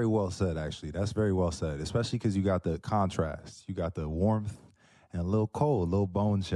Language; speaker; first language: English; native; English